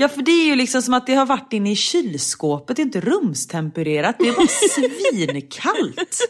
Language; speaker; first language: Swedish; native; Swedish